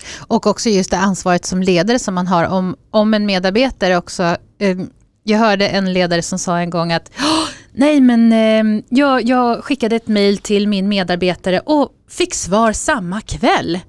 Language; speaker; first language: Swedish; native; Swedish